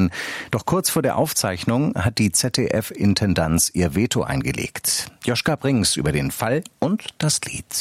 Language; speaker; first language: German; native; German